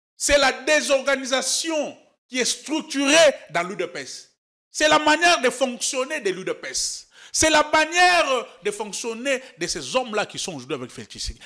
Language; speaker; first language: French; native; French